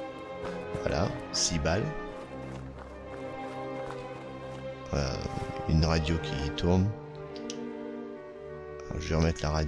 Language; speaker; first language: French; native; French